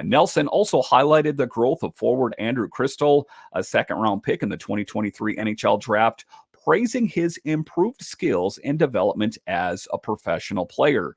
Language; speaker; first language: English; native; English